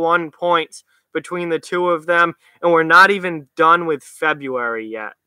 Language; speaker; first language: English; native; English